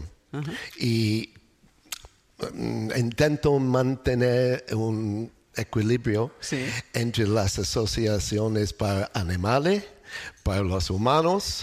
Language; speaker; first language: Spanish; non-native, learner; English